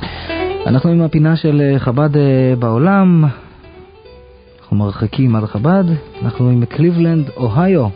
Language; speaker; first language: Hebrew; native; Hebrew